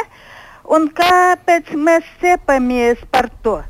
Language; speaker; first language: Latvian; non-native, local second language; Russian